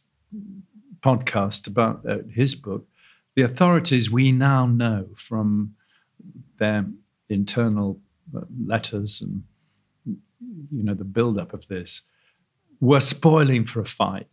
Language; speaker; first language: English; native; English